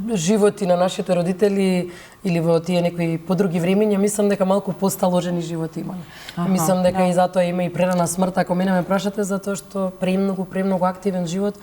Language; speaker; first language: Macedonian; native; Macedonian